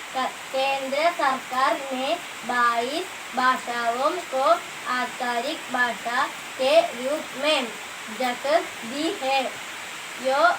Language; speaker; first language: Hindi; non-native, local second language; Malayalam